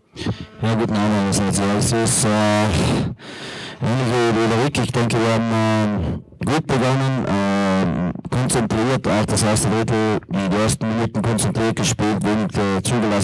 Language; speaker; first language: German; native; German